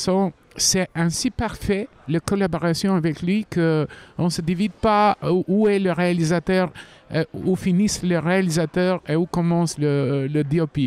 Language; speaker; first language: French; non-native, fluent; Albanian